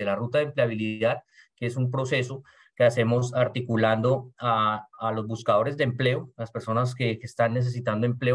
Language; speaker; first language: Spanish; native; Spanish